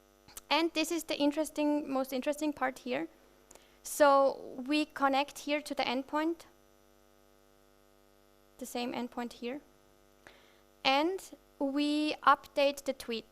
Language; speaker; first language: English; non-native, fluent; German